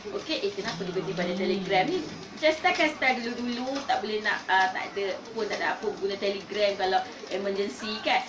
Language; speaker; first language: Malay; native; Malay